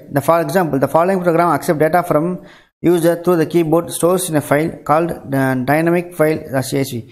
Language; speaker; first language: English; non-native, local second language; Tamil